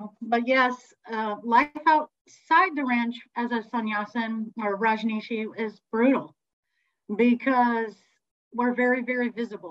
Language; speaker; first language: English; native; English